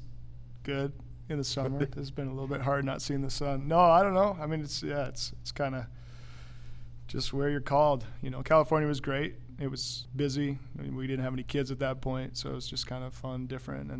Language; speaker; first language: English; native; English